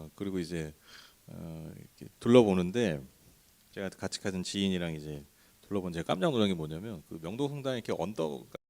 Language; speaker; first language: Korean; native; Korean